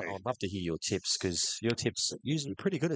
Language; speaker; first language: English; native; English